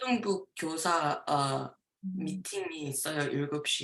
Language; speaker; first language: Korean; early bilingual, heritage; Korean